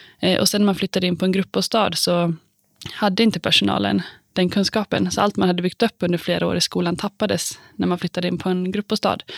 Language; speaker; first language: Swedish; native; Swedish